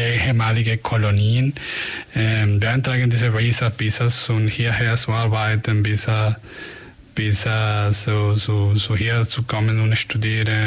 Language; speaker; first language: German; non-native, fluent; Spanish